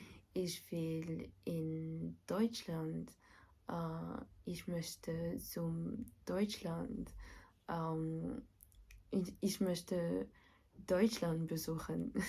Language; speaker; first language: German; non-native, learner; French